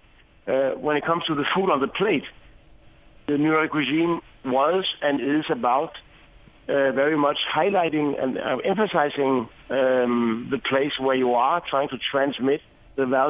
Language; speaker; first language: English; non-native, fluent; Danish